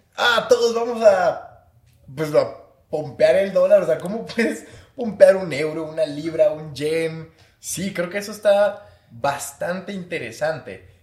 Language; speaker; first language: Spanish; native; Spanish